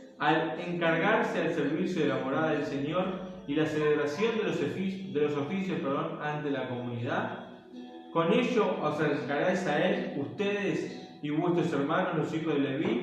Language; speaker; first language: Spanish; native; Spanish